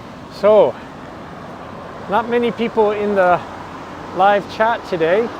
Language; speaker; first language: English; non-native, fluent; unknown